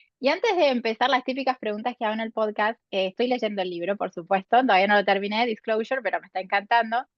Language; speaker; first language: Spanish; native; Spanish